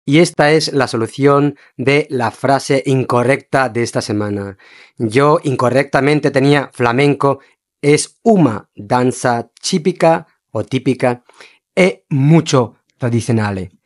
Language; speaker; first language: Spanish; non-native, fluent; Portuguese